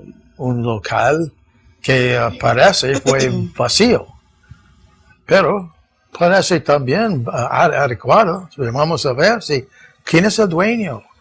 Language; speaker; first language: Spanish; non-native, fluent; English